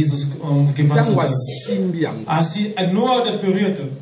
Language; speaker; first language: German; non-native, learner; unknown